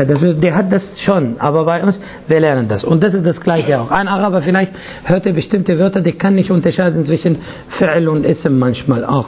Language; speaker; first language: German; non-native, fluent; Arabic